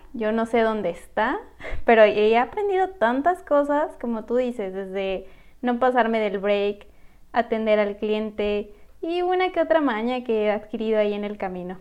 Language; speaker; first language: Spanish; native; Spanish